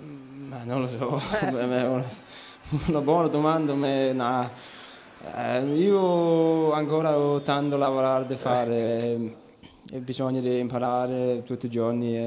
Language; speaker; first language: Italian; non-native, learner; Danish